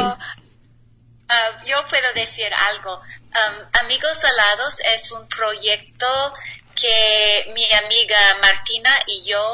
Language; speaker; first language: Spanish; non-native, learner; English